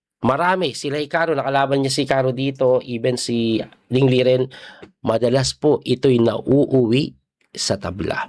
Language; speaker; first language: Filipino; native; Filipino